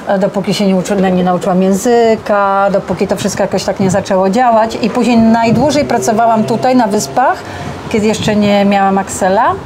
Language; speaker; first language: Polish; native; Polish